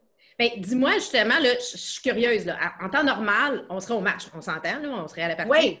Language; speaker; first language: French; native; French